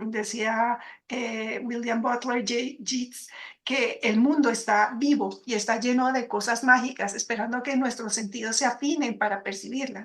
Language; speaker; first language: Spanish; native; Spanish